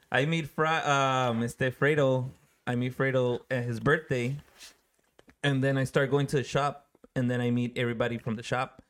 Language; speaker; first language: English; early bilingual, other home language; Spanish